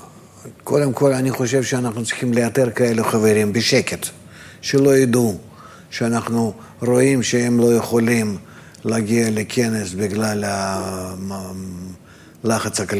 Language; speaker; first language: Hebrew; non-native, fluent; Russian